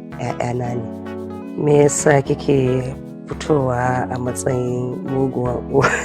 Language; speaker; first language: Hausa; non-native, local second language; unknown